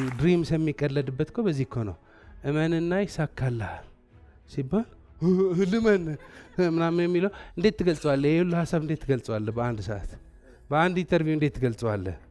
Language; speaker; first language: Amharic; non-native, local second language; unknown